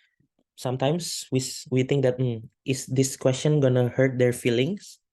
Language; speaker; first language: English; non-native, fluent; Indonesian